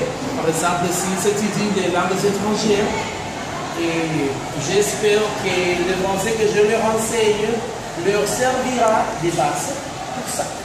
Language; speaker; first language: French; non-native, learner; Spanish